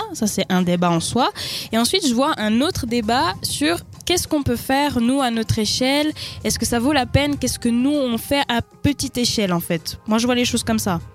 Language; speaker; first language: French; non-native, fluent; Spanish